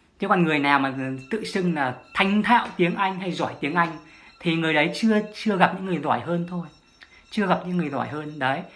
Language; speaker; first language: Vietnamese; native; Vietnamese